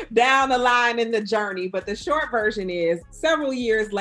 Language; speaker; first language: English; native; English